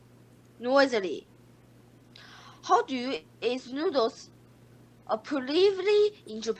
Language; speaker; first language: English; non-native, learner; Chinese